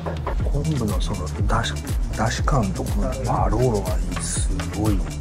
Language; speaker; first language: Japanese; non-native, fluent; Korean